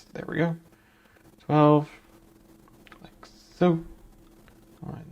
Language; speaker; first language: English; native; English